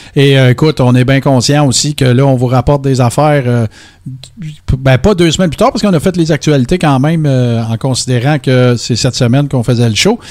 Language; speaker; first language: French; native; French